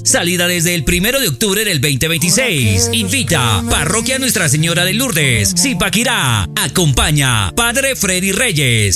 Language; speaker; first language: Spanish; native; Spanish